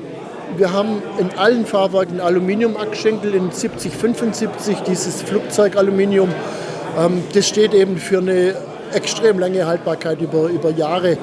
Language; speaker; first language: German; native; German